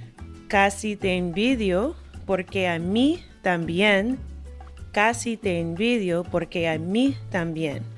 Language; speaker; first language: Spanish; non-native, fluent; English